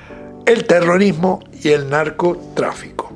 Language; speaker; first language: Spanish; native; Spanish